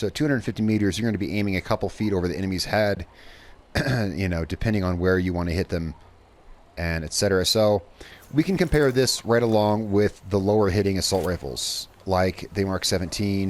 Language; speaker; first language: English; native; English